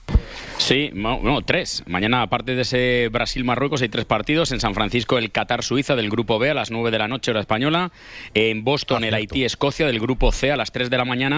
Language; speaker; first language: Spanish; native; Spanish